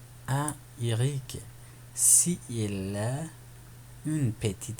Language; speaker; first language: French; non-native, fluent; Persian